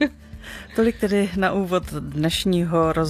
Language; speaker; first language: Czech; native; Czech